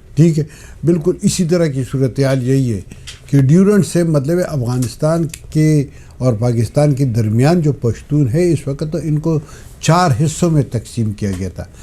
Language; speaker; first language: Urdu; non-native, local second language; Pashto